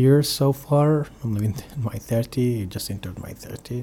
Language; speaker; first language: English; non-native, fluent; Arabic